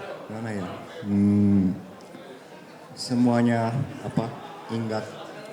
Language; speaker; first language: Indonesian; early bilingual, heritage; Japanese